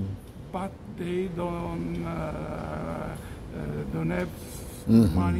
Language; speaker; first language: English; non-native, learner; Italian